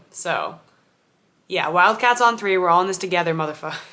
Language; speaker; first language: English; native; English